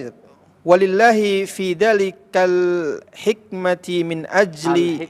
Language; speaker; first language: Arabic; non-native, learner; Indonesian